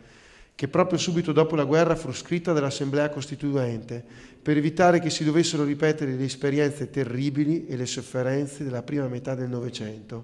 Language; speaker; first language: Italian; native; Italian